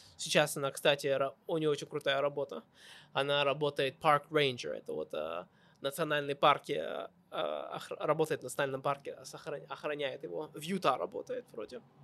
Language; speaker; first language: Russian; early bilingual, heritage; Russian